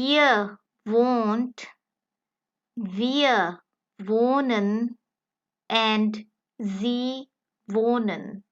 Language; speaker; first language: German; non-native, fluent; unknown